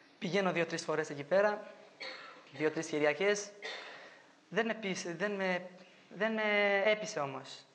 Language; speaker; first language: Greek; non-native, fluent; Albanian